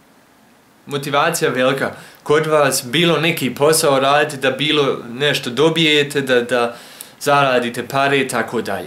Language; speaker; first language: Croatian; early bilingual, heritage; Croatian